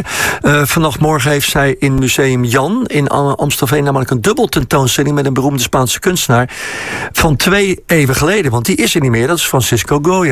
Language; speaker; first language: Dutch; native; Dutch